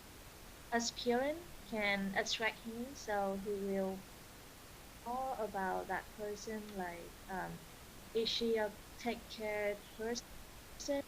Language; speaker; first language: English; non-native, learner; Vietnamese